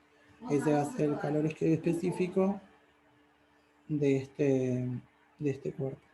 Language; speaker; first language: Spanish; native; Spanish